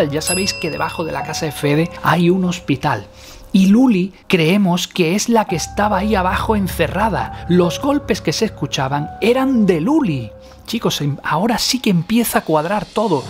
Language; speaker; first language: Spanish; native; Spanish